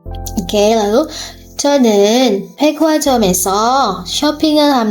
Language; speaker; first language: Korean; non-native, learner; Indonesian